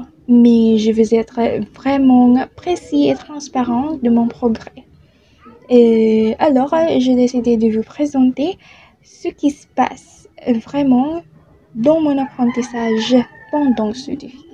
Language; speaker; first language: French; non-native, learner; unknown